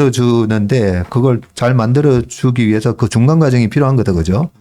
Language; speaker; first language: Korean; native; Korean